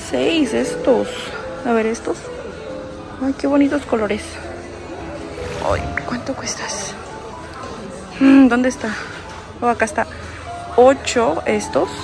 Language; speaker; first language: Spanish; native; Spanish